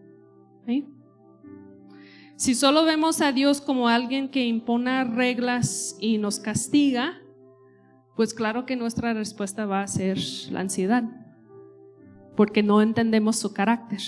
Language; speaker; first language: Spanish; non-native, fluent; English